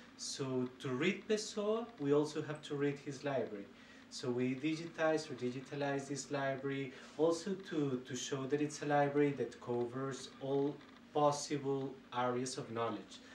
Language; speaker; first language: English; non-native, fluent; Spanish